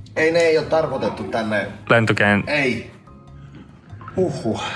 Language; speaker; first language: Finnish; native; Finnish